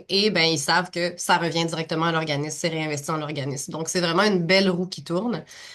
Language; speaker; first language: French; native; French